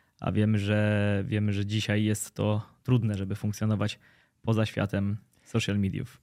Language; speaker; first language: Polish; native; Polish